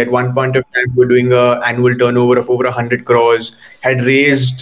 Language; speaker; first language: English; non-native, local second language; Hindi